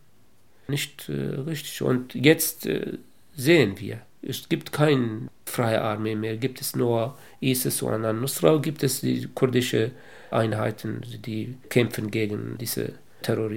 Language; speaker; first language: German; non-native, local second language; Kurdish